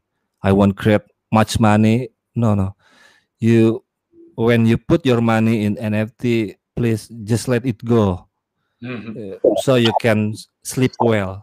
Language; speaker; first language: English; non-native, learner; Indonesian